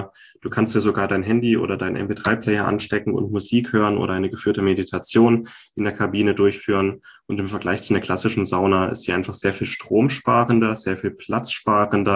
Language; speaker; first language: German; native; German